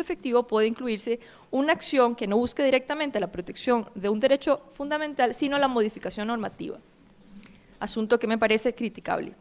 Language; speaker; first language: Spanish; native; Spanish